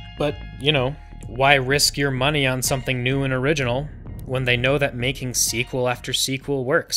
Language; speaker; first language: English; native; English